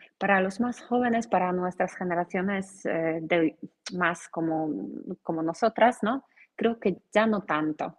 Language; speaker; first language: Spanish; non-native, fluent; Polish